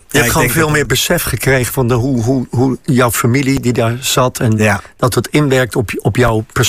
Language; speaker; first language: Dutch; native; Dutch